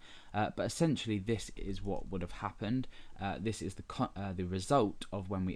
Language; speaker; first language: English; native; English